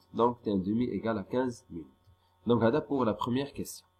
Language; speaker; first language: French; non-native, local second language; Arabic